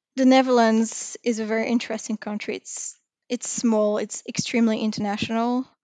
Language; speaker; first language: English; non-native, fluent; French